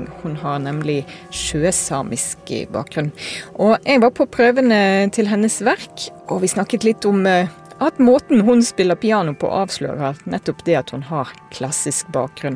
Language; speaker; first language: Norwegian; native; Norwegian